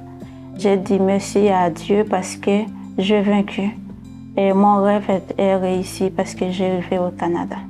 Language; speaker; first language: French; non-native, learner; Haitian Creole